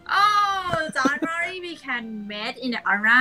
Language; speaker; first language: English; non-native, learner; Thai